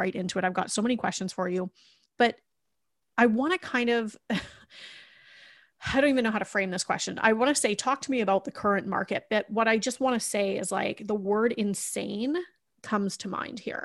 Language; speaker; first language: English; native; English